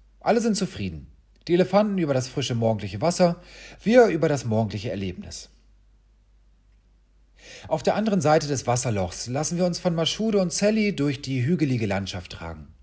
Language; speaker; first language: German; native; German